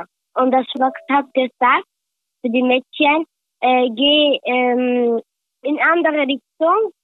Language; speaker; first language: German; non-native, learner; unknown